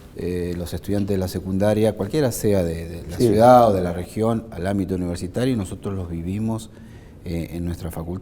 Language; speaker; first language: Spanish; native; Spanish